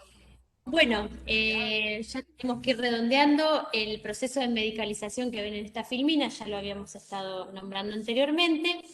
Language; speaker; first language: Spanish; native; Spanish